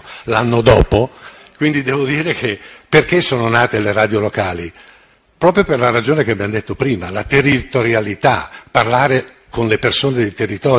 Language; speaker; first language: Italian; native; Italian